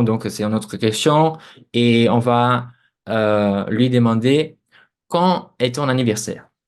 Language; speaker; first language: French; non-native, fluent; Portuguese